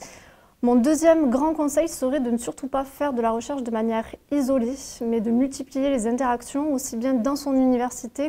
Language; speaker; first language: French; native; French